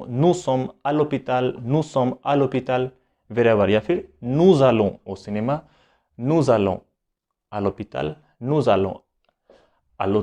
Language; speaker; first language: French; non-native, fluent; Hindi